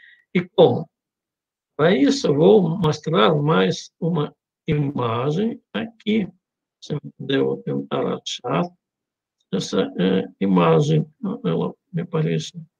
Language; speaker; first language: Portuguese; non-native, fluent; Russian